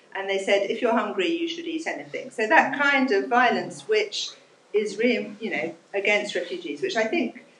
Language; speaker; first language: English; native; English